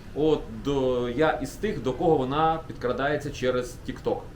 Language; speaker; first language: Ukrainian; non-native, local second language; Russian